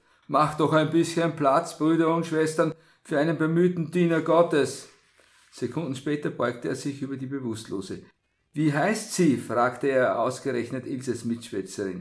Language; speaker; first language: German; native; German